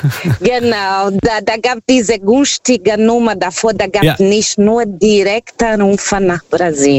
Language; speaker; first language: German; non-native, fluent; Portuguese